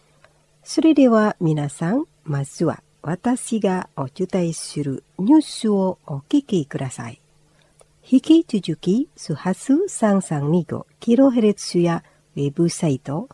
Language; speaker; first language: Japanese; non-native, fluent; Indonesian